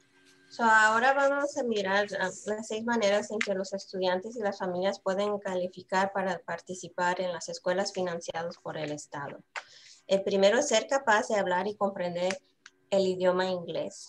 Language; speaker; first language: Spanish; early bilingual, heritage; Spanish